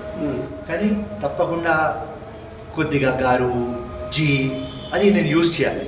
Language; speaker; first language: Telugu; non-native, local second language; Urdu